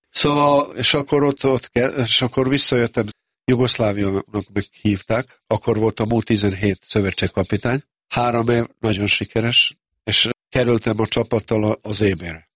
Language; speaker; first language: Hungarian; non-native, fluent; Serbian